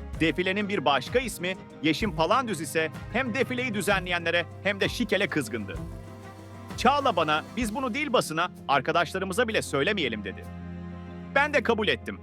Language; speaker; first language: Turkish; native; Turkish